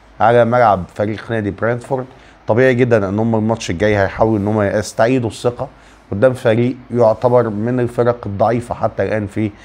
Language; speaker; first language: Arabic; native; Arabic